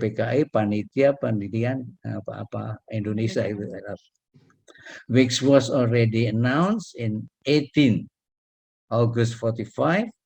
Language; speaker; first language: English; non-native, learner; Indonesian